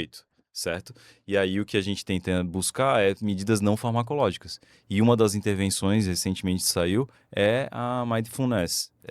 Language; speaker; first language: Portuguese; native; Portuguese